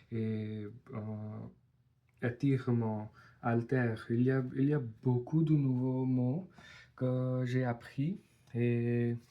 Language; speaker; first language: French; non-native, learner; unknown